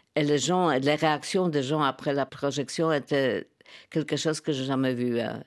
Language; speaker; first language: French; non-native, fluent; Polish